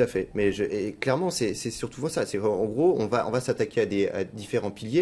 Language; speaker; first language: French; native; French